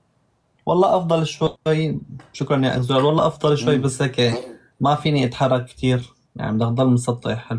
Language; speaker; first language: Arabic; native; Arabic